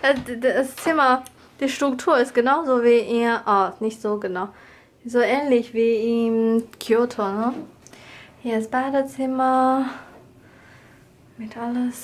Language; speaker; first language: German; non-native, fluent; Chinese